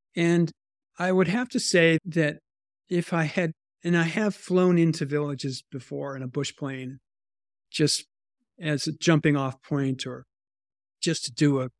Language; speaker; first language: English; native; English